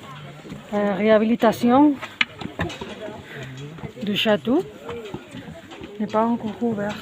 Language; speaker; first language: French; non-native, local second language; Spanish